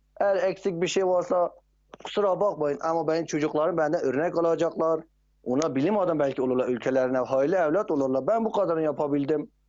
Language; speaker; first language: Turkish; non-native, local second language; Kurdish